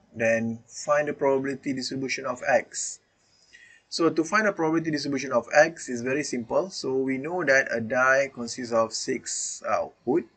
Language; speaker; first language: English; non-native, local second language; Malay